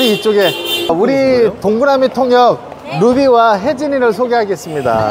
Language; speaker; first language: Korean; native; Korean